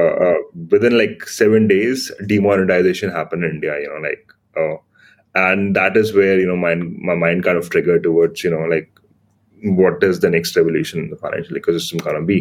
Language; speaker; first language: English; non-native, local second language; Hindi